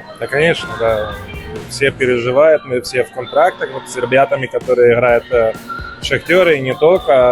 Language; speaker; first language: Russian; non-native, fluent; Polish